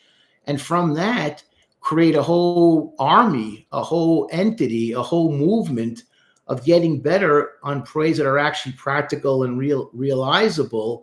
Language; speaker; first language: English; native; English